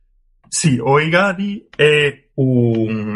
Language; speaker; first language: Galician; non-native, fluent; German